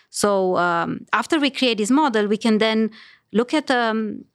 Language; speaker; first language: English; non-native, fluent; Romanian